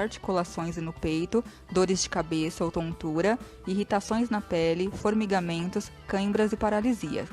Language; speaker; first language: Portuguese; native; Portuguese